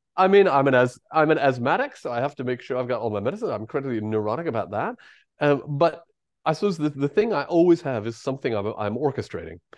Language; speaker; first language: English; native; English